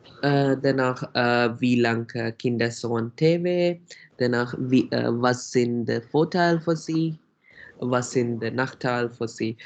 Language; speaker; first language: German; non-native, learner; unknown